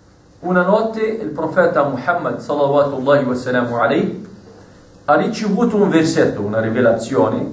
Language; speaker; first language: Italian; non-native, fluent; Arabic